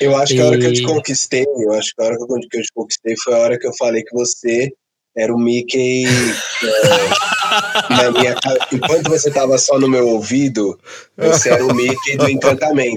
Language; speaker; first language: Portuguese; native; Portuguese